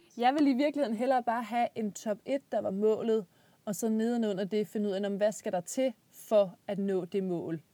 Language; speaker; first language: Danish; native; Danish